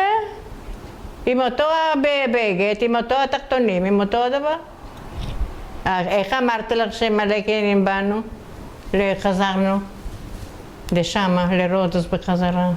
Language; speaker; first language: Hebrew; non-native, fluent; Italian